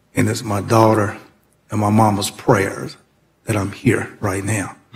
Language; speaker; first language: English; native; English